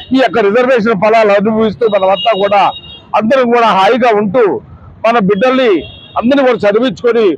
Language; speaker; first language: Telugu; native; Telugu